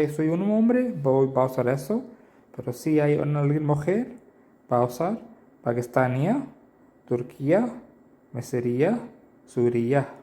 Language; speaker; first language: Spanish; non-native, learner; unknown